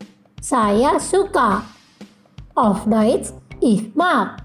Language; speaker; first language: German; non-native, fluent; Indonesian